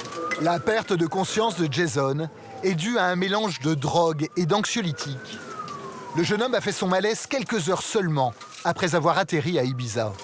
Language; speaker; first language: French; native; French